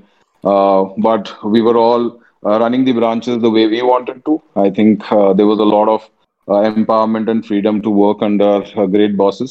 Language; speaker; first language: English; non-native, local second language; Tamil